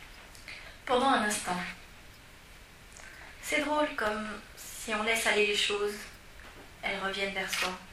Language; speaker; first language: French; native; French